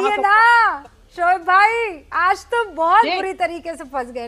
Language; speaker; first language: Hindi; native; Hindi